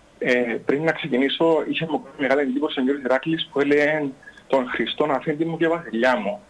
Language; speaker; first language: Greek; native; Greek